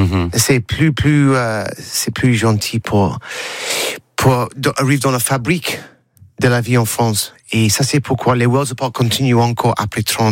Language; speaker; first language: French; non-native, learner; English